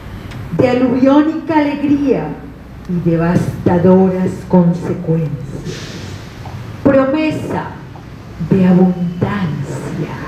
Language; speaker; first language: Spanish; native; Spanish